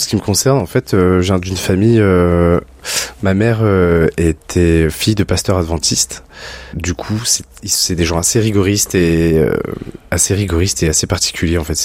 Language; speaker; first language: French; native; French